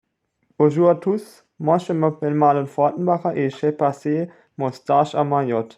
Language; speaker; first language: French; non-native, learner; German